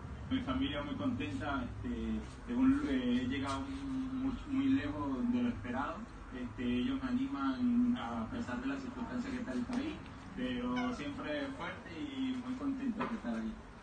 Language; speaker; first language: Portuguese; non-native, learner; Spanish